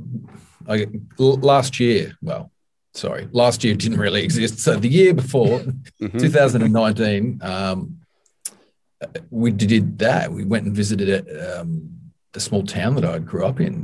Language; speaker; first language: English; native; English